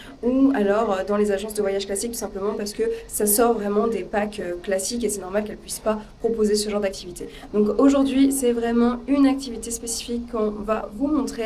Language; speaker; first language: French; native; French